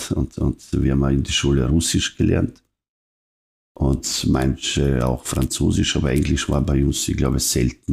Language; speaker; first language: German; non-native, fluent; Serbian